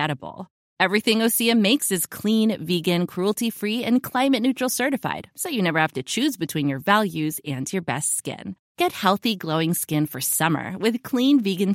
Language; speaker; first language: English; non-native, fluent; Greek